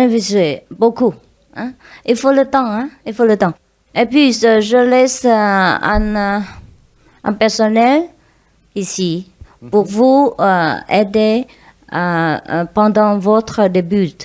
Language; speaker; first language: French; non-native, learner; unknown